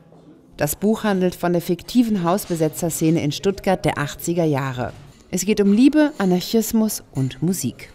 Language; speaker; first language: German; native; German